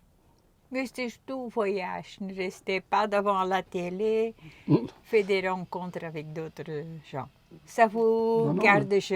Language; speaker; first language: French; non-native, local second language; Dutch